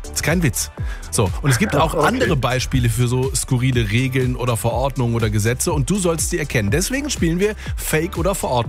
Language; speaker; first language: German; native; German